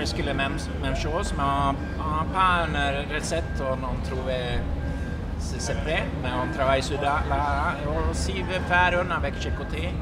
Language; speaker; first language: French; non-native, learner; Swedish